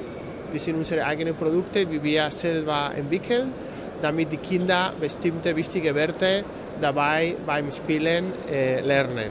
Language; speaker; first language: German; non-native, fluent; Spanish